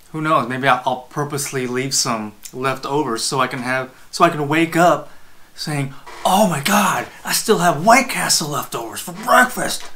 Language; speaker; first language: English; native; English